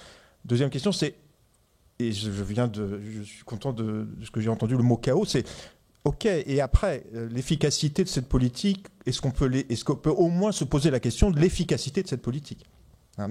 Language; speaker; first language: French; native; French